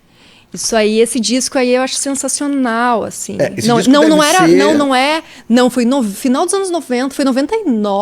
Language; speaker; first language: Portuguese; native; Portuguese